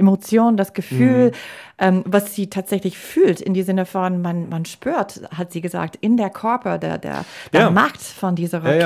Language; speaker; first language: German; non-native, fluent; English